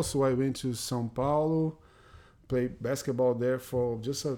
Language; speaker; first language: English; non-native, fluent; Portuguese